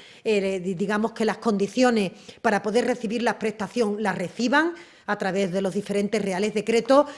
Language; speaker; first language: Spanish; native; Spanish